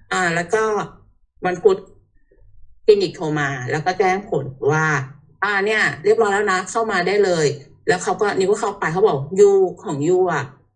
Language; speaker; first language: Thai; early bilingual, heritage; Thai